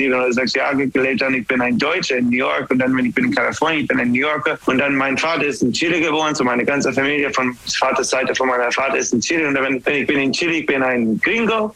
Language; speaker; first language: German; non-native, learner; English